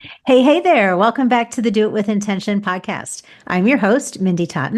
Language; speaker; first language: English; native; English